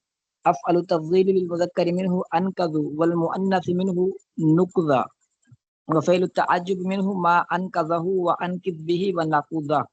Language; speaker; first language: Arabic; non-native, learner; Urdu